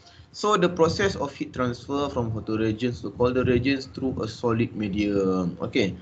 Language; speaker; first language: English; non-native, local second language; Malay